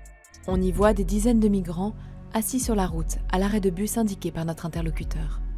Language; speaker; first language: French; native; French